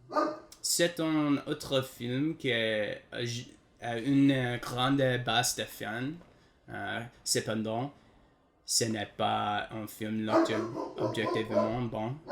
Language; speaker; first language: French; non-native, learner; English